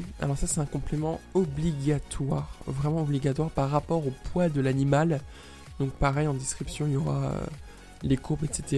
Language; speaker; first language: French; native; French